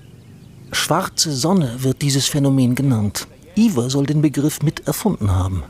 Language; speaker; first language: German; native; German